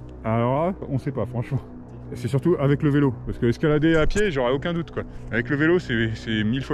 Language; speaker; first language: French; native; French